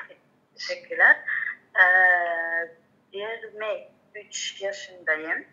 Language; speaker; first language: Turkish; non-native, learner; Arabic